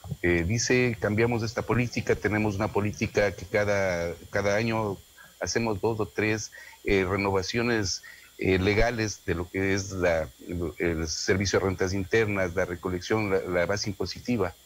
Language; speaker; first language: Spanish; native; Spanish